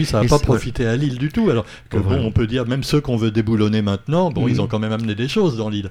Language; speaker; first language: French; native; French